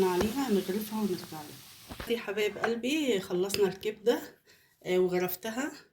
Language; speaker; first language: Arabic; native; Arabic